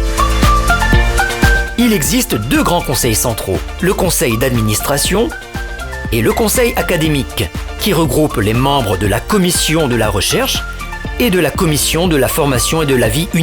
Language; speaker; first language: French; native; French